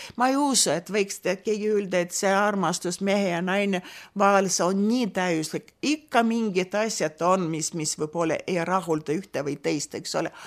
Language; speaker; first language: Estonian; non-native, local second language; Russian